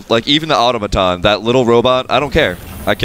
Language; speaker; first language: English; native; English